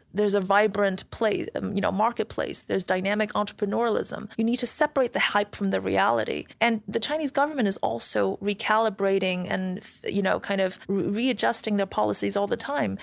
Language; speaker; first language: English; non-native, fluent; Chinese